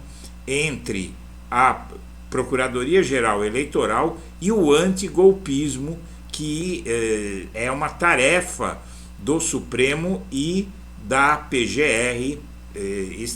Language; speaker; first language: Portuguese; native; Portuguese